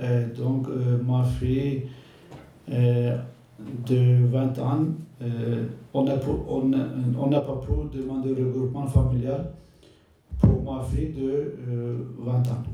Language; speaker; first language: French; non-native, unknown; Turkish